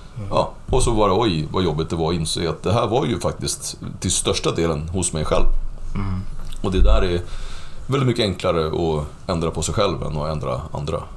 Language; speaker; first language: Swedish; native; Swedish